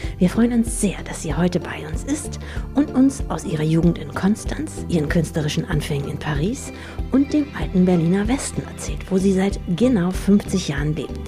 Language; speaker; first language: German; native; German